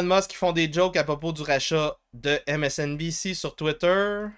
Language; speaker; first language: French; native; French